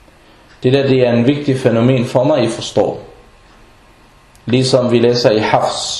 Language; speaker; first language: Danish; non-native, fluent; Arabic